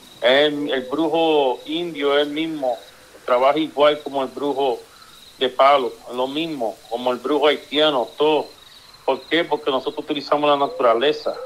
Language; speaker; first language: Spanish; early bilingual, heritage; Spanish